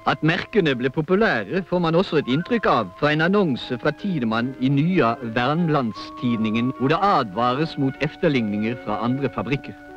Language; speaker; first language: Norwegian; native; Norwegian